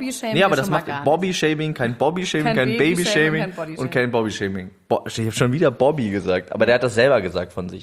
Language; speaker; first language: German; native; German